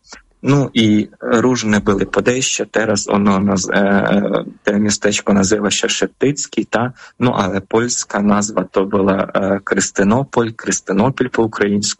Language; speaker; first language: Polish; non-native, fluent; Ukrainian